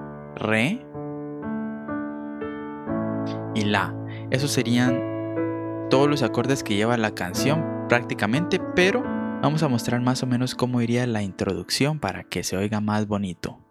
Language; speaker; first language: Spanish; native; Spanish